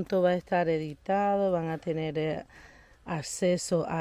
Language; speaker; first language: Spanish; native; Spanish